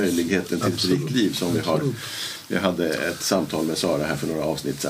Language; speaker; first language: Swedish; native; Swedish